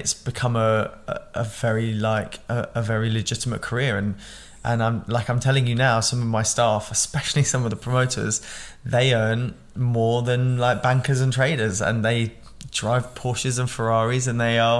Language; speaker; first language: English; native; English